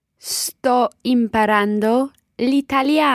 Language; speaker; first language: Italian; non-native, learner; English